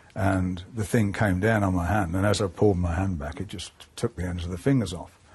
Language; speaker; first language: English; native; English